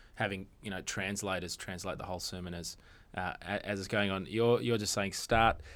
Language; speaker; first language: English; native; English